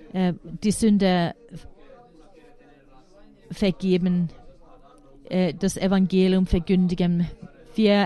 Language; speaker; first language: German; non-native, fluent; Finnish